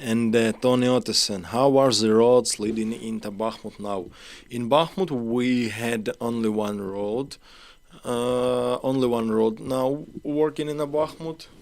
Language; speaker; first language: English; non-native, learner; Ukrainian